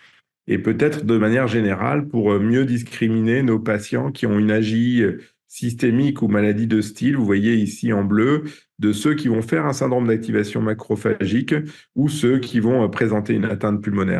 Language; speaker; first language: French; native; French